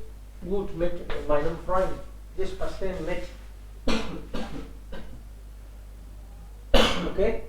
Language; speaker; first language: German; non-native, fluent; Hindi